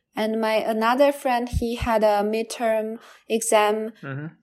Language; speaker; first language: English; non-native, learner; Chinese